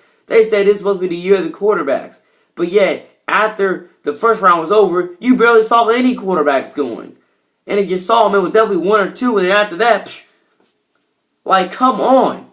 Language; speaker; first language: English; native; English